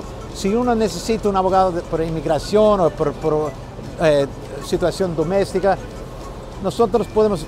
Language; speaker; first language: Spanish; non-native, fluent; English